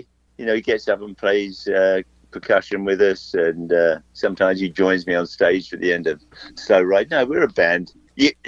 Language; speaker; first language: English; native; English